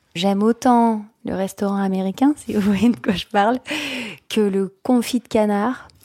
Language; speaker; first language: French; native; French